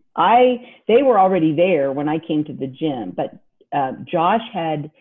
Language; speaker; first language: English; native; English